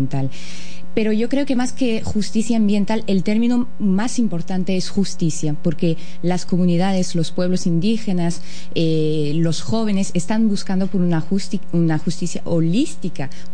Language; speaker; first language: Spanish; non-native, fluent; French